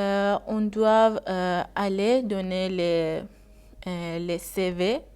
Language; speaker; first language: French; non-native, learner; Persian